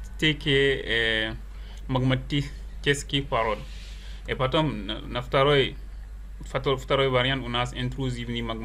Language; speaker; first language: Russian; non-native, learner; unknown